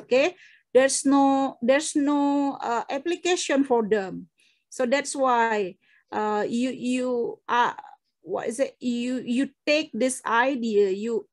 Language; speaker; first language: English; non-native, fluent; Indonesian